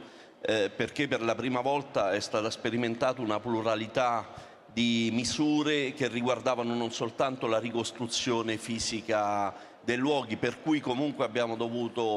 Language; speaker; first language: Italian; native; Italian